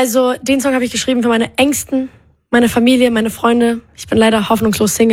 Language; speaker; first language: German; native; German